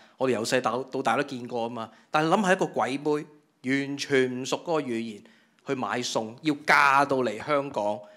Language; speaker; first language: Cantonese; native; Cantonese